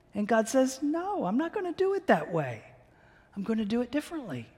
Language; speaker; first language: English; native; English